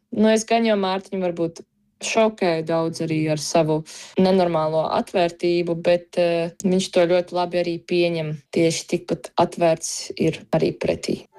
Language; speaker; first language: Latvian; native; Latvian